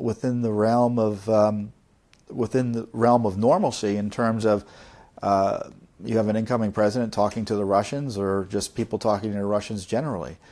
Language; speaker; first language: English; native; English